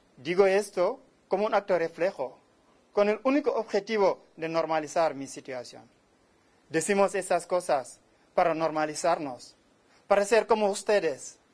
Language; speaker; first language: Spanish; non-native, fluent; Wolof